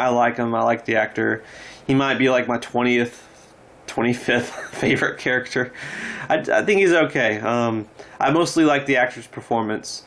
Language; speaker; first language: English; native; English